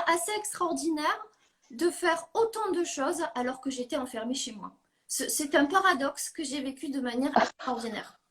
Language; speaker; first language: French; native; French